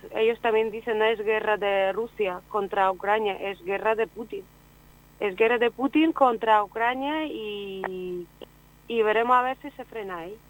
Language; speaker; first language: Spanish; non-native, fluent; Ukrainian